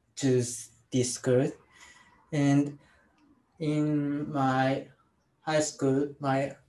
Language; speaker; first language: English; non-native, learner; Japanese